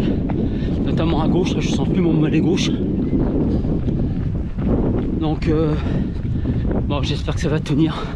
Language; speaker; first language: French; native; French